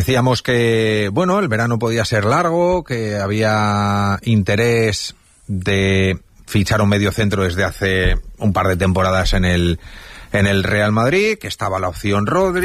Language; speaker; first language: Spanish; native; Spanish